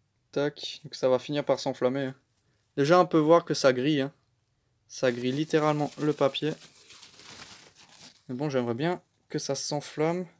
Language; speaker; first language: French; native; French